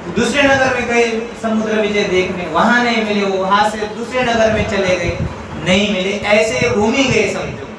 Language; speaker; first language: Hindi; non-native, local second language; Marathi